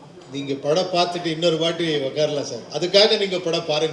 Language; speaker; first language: Tamil; non-native, learner; Kannada